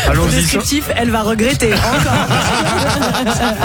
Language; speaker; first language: French; native; French